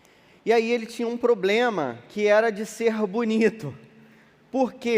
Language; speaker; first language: Portuguese; native; Portuguese